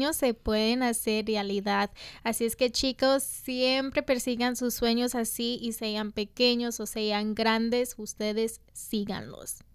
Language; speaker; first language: Spanish; early bilingual, heritage; Spanish